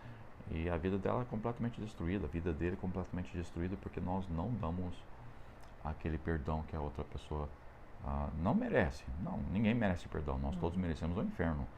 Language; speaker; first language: Portuguese; non-native, fluent; English